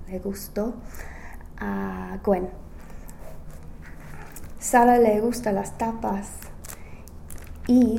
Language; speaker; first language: Spanish; non-native, learner; English